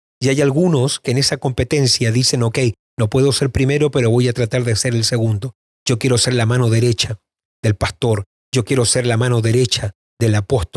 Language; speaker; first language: Spanish; native; Spanish